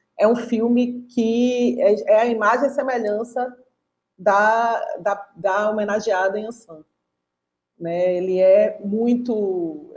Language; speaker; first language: Portuguese; native; Portuguese